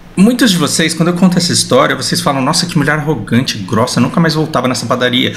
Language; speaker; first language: Portuguese; early bilingual, heritage; Portuguese